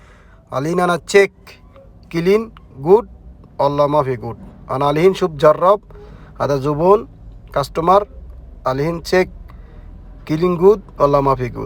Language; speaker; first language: Arabic; non-native, learner; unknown